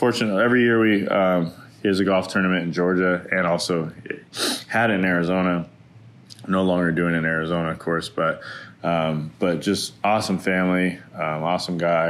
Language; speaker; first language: English; native; English